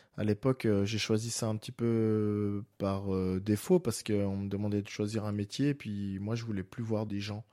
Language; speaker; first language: French; native; French